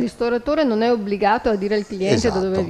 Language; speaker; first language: Italian; native; Italian